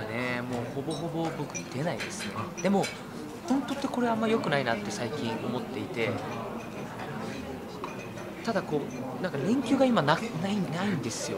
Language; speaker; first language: Japanese; early bilingual, other home language; Burmese